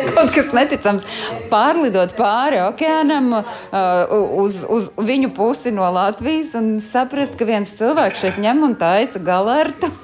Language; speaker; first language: Latvian; native; Latvian